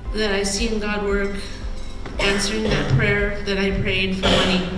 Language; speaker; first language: English; native; English